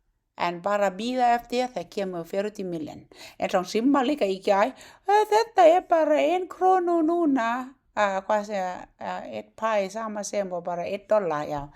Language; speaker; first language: Icelandic; non-native, learner; Thai